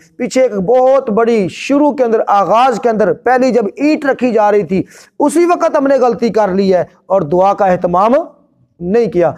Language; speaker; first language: Urdu; non-native, local second language; Punjabi